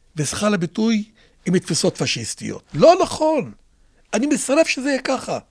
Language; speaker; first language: Hebrew; non-native, local second language; Arabic